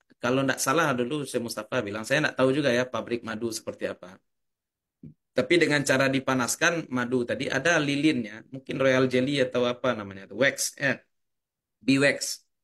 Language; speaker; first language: Indonesian; native; Indonesian